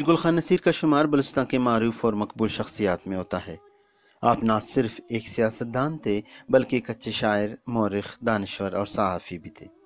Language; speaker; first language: Urdu; non-native, local second language; Baluchi